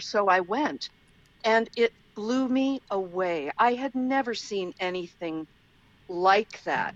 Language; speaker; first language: English; native; English